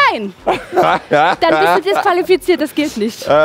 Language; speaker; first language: German; native; German